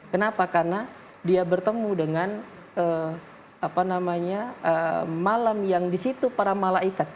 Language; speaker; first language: Indonesian; native; Indonesian